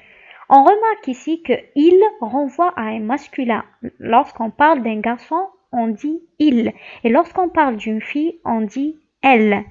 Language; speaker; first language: French; non-native, local second language; Arabic